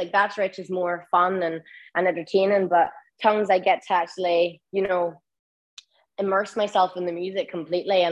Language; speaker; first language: English; native; English